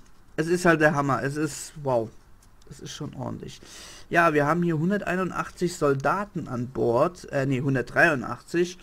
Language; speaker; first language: German; native; German